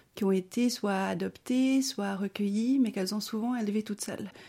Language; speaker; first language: French; early bilingual, other home language; Spanish